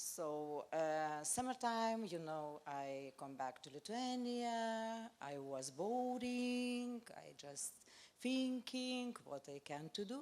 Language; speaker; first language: English; non-native, learner; Lithuanian